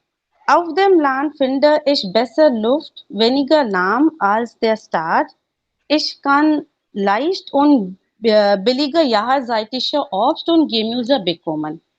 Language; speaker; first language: German; non-native, learner; Hindi